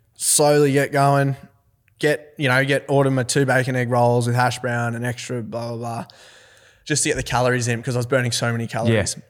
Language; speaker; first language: English; native; English